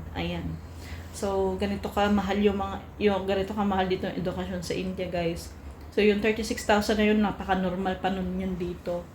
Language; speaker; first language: Filipino; native; Filipino